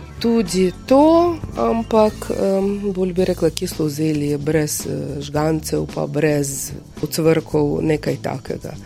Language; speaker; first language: Slovenian; non-native, fluent; Ukrainian